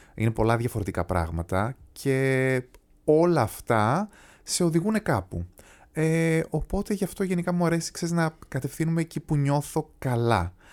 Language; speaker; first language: Greek; early bilingual, heritage; Greek